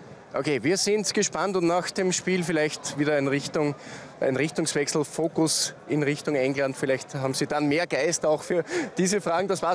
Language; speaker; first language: German; native; German